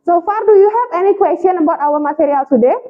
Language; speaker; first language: English; non-native, fluent; Indonesian